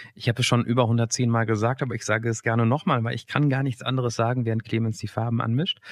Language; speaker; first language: German; native; German